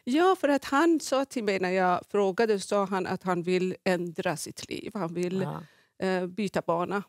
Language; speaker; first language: Swedish; non-native, fluent; Persian